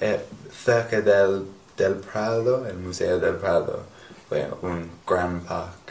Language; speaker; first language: Spanish; non-native, learner; English